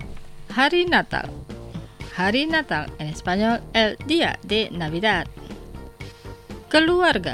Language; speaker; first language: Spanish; non-native, fluent; Indonesian